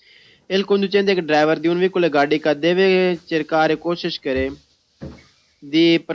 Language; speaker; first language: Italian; non-native, learner; Urdu